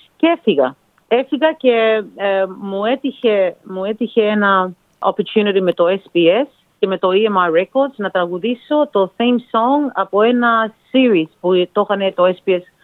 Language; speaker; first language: Greek; early bilingual, heritage; Greek